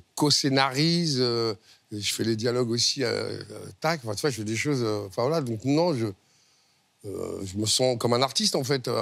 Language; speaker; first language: French; native; French